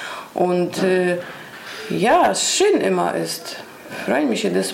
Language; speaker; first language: German; non-native, learner; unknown